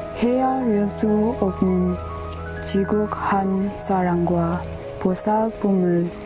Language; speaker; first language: Korean; non-native, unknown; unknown